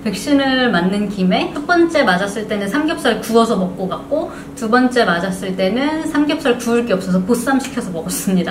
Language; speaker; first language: Korean; early bilingual, heritage; Korean